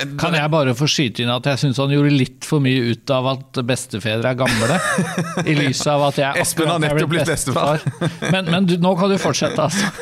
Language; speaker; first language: Norwegian; native; Norwegian